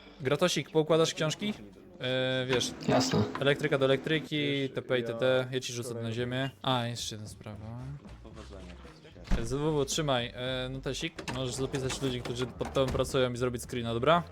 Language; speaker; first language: Polish; native; Polish